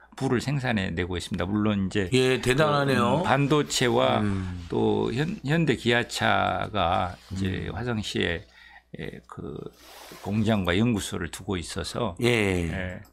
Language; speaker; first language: Korean; native; Korean